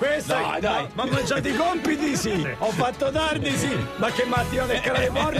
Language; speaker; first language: Italian; native; Italian